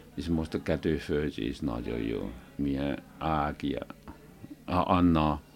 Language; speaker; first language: Hungarian; non-native, learner; Chinese